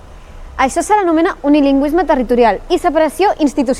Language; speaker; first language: Catalan; native; Catalan